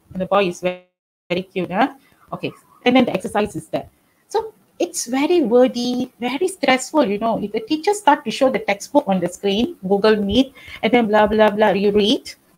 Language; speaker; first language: English; non-native, local second language; Tamil